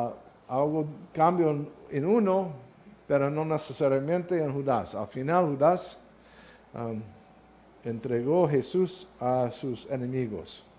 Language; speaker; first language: Spanish; non-native, learner; English